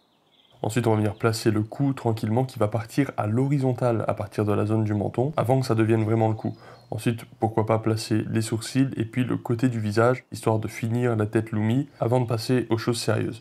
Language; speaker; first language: French; native; French